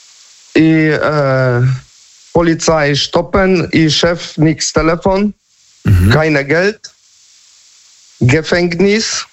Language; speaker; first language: German; non-native, learner; Polish